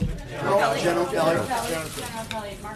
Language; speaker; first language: English; native; English